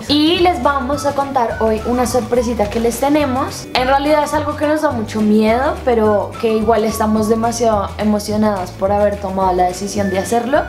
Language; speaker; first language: Spanish; native; Spanish